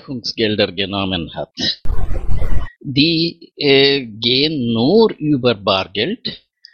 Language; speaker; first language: German; non-native, fluent; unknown